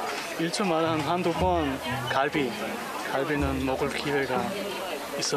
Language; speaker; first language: Korean; non-native, fluent; German